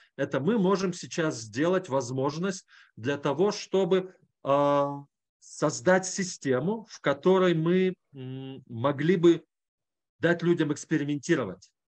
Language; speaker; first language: Russian; native; Russian